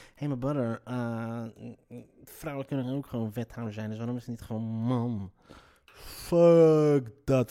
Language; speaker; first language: Dutch; early bilingual, other home language; Riffian